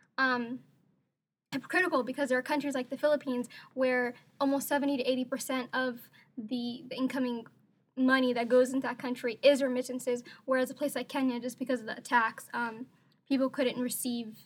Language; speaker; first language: English; non-native, local second language; Somali